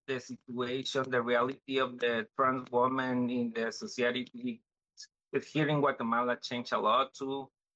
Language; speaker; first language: English; non-native, learner; Spanish